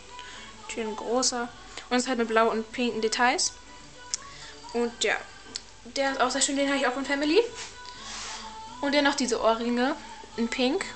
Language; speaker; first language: German; native; German